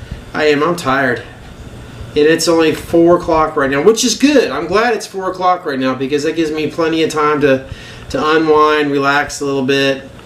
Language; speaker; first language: English; native; English